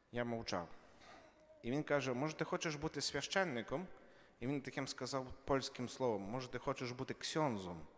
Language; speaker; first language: Ukrainian; native; Ukrainian